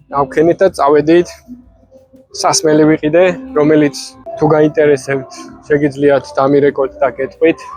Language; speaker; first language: Georgian; native; Georgian